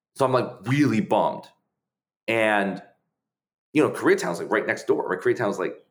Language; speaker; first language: English; early bilingual, other home language; Chinese